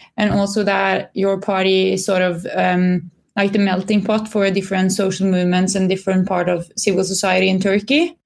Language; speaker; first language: English; non-native, fluent; Norwegian